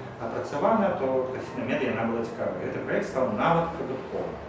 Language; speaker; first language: Belarusian; non-native, local second language; Russian